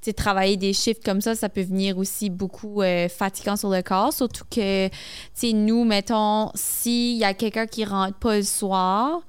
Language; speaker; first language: French; native; French